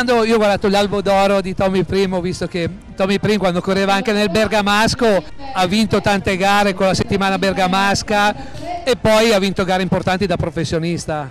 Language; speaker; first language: Italian; native; Italian